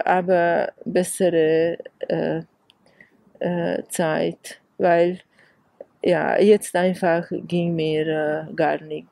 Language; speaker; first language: German; non-native, fluent; Hungarian